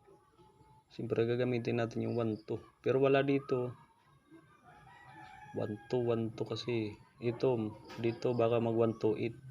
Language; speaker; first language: Filipino; non-native, local second language; Waray